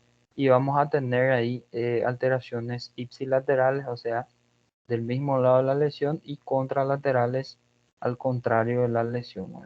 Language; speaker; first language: Spanish; non-native, fluent; Portuguese